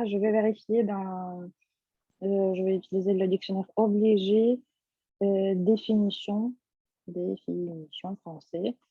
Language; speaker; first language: French; non-native, fluent; Russian